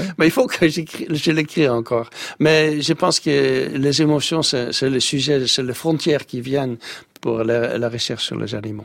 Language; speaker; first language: French; non-native, fluent; Dutch